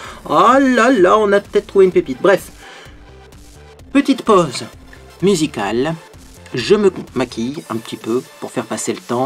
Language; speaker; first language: French; native; French